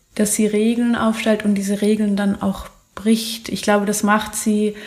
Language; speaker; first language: German; native; German